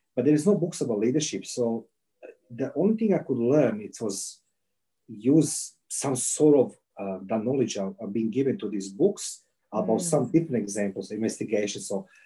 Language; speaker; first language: English; non-native, learner; Croatian